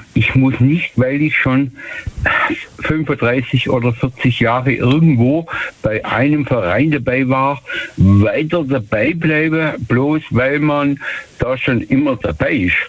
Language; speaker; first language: German; native; German